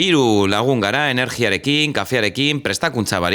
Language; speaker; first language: Basque; native; Basque